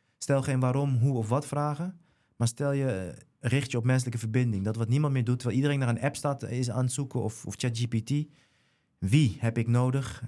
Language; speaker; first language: Dutch; native; Dutch